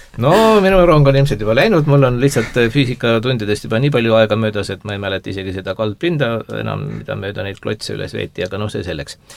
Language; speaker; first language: Estonian; native; Estonian